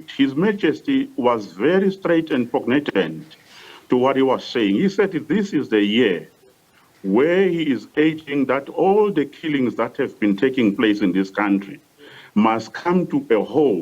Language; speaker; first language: English; non-native, local second language; Swati